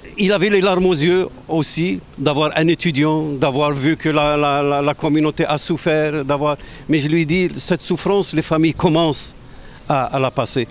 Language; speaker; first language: French; non-native, local second language; Arabic